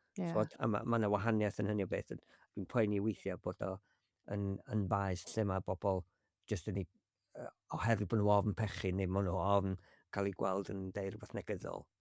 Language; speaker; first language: Welsh; native; Welsh